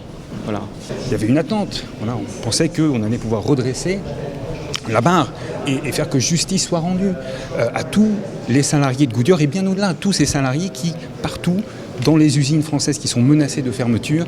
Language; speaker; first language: French; native; French